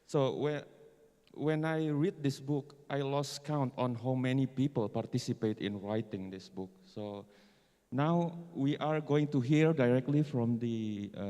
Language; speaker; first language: English; non-native, fluent; Indonesian